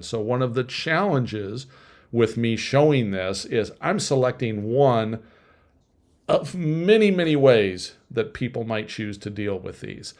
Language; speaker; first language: English; native; English